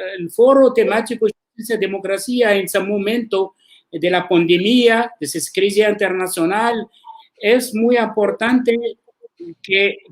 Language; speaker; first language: Spanish; non-native, learner; Arabic